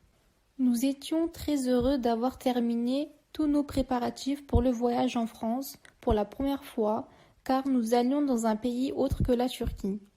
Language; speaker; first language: French; non-native, learner; Turkish